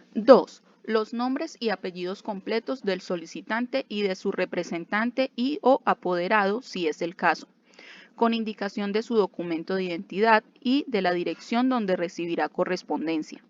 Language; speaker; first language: Spanish; native; Spanish